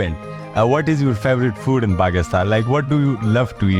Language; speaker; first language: English; non-native, local second language; Urdu